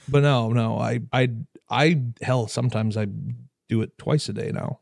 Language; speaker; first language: English; native; English